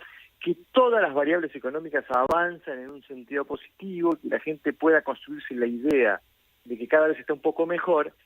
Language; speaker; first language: Spanish; native; Spanish